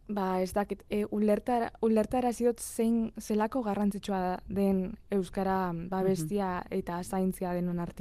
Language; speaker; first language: Basque; early bilingual, other home language; Spanish